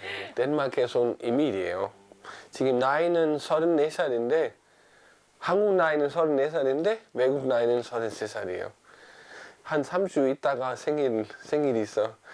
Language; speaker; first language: Korean; non-native, fluent; Danish